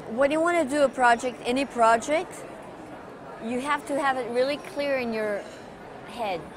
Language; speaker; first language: English; non-native, fluent; Portuguese